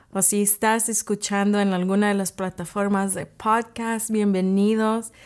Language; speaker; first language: Spanish; early bilingual, other home language; English